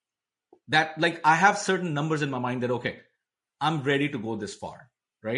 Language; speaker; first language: English; non-native, local second language; Hindi